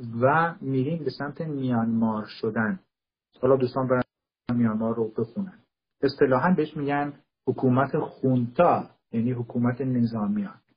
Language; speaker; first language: Persian; non-native, local second language; Kurdish